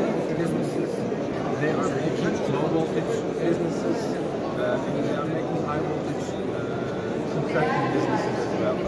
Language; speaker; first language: English; non-native, fluent; Turkish